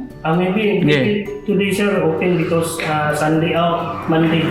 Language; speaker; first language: English; non-native, learner; Cebuano